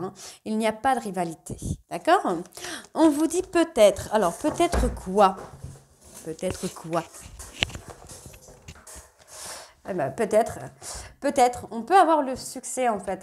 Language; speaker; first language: French; native; French